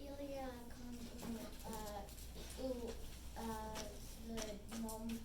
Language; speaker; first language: French; non-native, learner; English